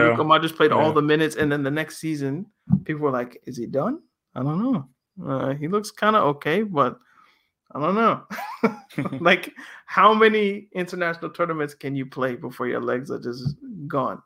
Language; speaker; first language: English; native; English